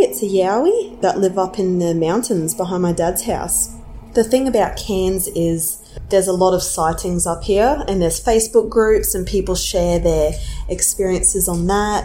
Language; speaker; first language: English; native; English